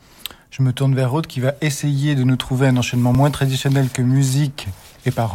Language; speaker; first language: French; native; French